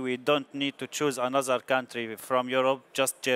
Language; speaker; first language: English; non-native, learner; Arabic